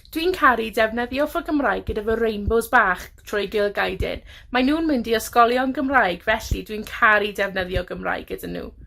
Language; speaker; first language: Welsh; non-native, local second language; English